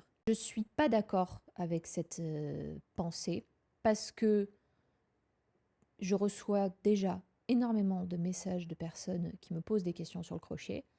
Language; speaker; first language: French; native; French